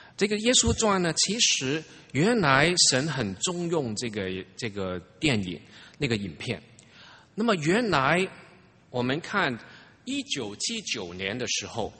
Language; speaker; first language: Chinese; non-native, local second language; Cantonese